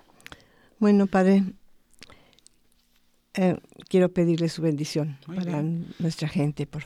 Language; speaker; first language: Spanish; native; Spanish